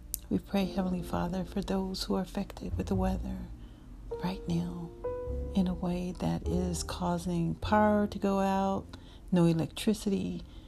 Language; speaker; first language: English; native; English